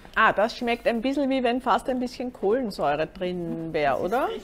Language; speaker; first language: German; native; German